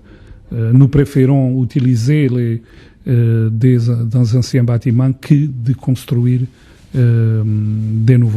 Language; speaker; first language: French; non-native, fluent; Portuguese